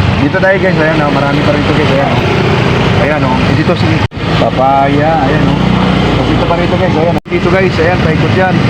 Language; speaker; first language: Filipino; native; Filipino